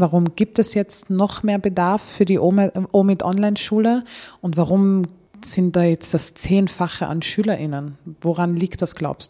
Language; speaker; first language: German; early bilingual, other home language; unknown